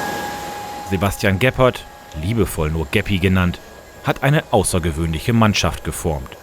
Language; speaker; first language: German; native; German